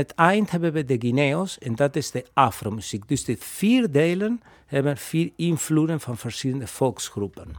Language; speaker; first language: Dutch; non-native, fluent; Spanish